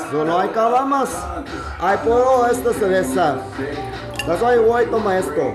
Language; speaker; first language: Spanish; early bilingual, heritage; Spanish